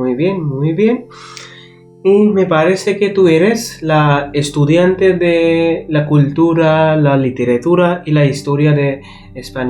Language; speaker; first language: Spanish; non-native, learner; Bangla